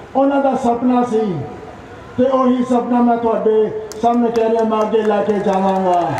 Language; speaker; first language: Punjabi; non-native, local second language; Hindi